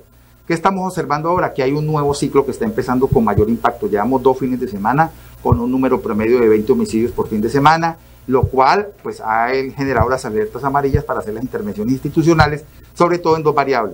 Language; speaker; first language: Spanish; native; Spanish